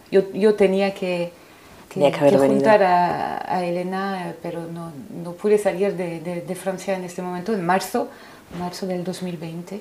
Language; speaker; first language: Spanish; non-native, fluent; French